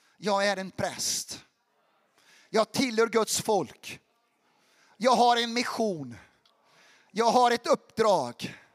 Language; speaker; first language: Swedish; non-native, fluent; Portuguese